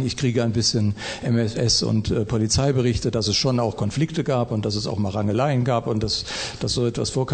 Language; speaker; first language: German; native; German